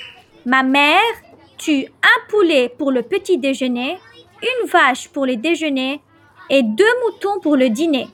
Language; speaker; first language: French; non-native, local second language; Arabic